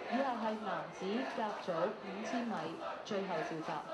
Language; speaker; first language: Chinese; native; Chinese